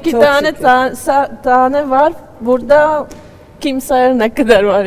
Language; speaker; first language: Turkish; non-native, learner; Latvian